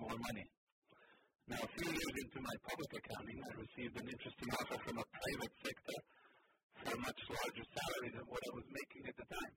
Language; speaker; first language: English; non-native, fluent; Hebrew